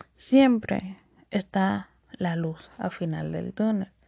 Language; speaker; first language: Spanish; native; Spanish